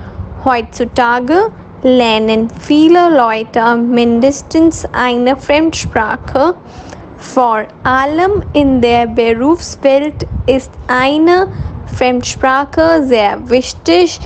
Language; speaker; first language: German; non-native, learner; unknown